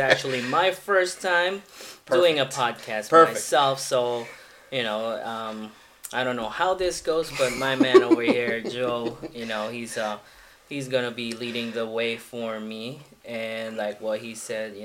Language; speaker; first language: English; non-native, local second language; Filipino